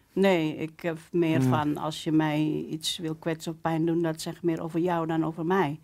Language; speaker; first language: Dutch; non-native, fluent; Indonesian